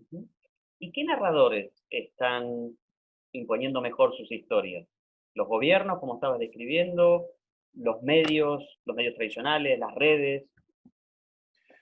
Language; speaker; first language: Spanish; native; Spanish